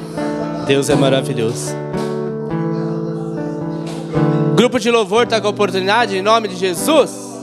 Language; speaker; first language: Portuguese; native; Portuguese